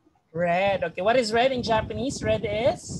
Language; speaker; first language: English; non-native, fluent; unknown